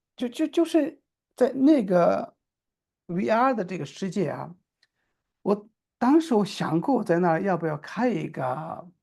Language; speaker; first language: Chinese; non-native, local second language; Tibetan